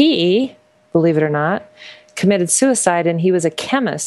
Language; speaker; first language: English; native; English